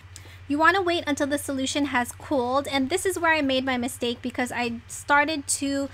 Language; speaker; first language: English; native; English